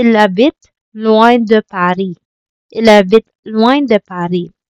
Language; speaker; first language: French; non-native, local second language; Filipino